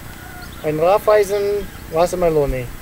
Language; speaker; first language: German; non-native, learner; Italian